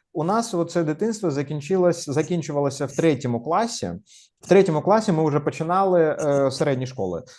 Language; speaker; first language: Ukrainian; non-native, local second language; Russian